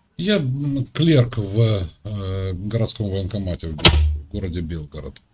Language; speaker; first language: Russian; native; Russian